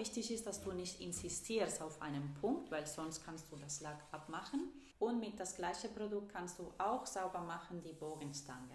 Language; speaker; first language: German; non-native, fluent; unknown